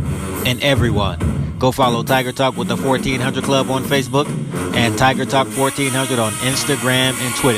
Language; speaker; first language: English; native; English